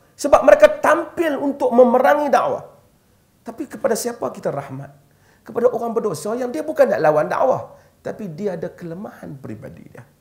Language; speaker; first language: Malay; native; Malay